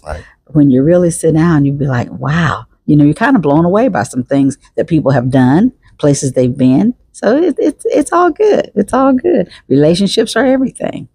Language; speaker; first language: English; native; English